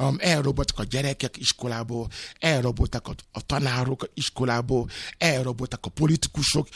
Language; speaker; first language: Hungarian; non-native, fluent; Yoruba